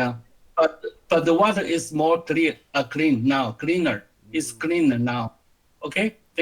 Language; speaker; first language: English; non-native, learner; Chinese